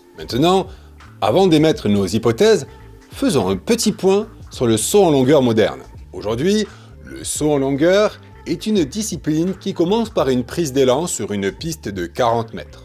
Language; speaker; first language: French; native; French